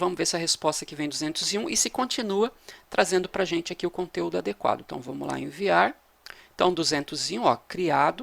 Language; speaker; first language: Portuguese; native; Portuguese